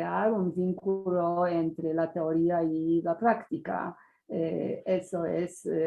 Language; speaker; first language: Spanish; non-native, fluent; Polish